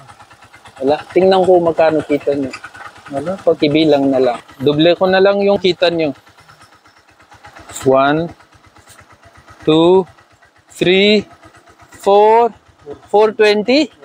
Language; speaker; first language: Filipino; non-native, learner; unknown